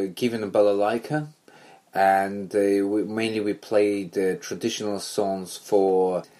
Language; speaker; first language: English; non-native, fluent; Belarusian